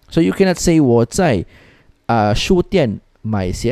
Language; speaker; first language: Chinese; non-native, fluent; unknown